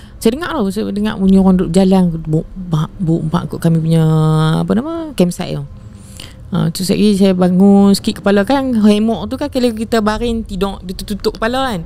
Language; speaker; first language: Malay; native; Malay